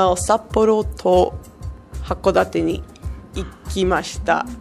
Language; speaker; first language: Japanese; non-native, learner; English